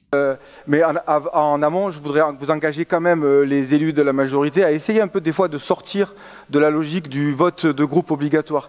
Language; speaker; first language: French; native; French